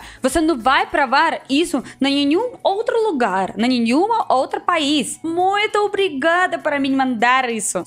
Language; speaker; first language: Portuguese; non-native, learner; Russian